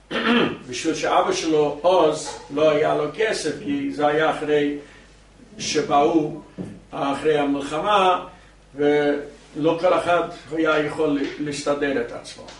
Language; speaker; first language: Hebrew; non-native, fluent; English